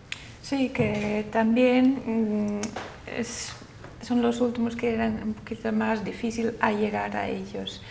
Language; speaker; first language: Spanish; non-native, fluent; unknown